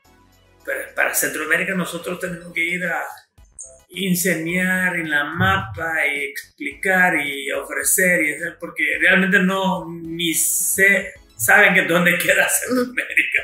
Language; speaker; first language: Spanish; non-native, fluent; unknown